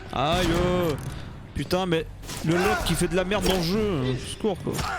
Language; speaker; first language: French; native; French